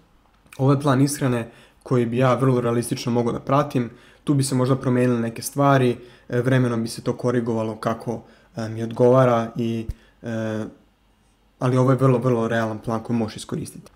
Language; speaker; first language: Serbian; native; Serbian